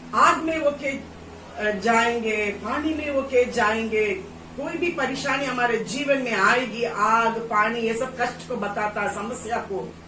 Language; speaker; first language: Hindi; non-native, local second language; Tamil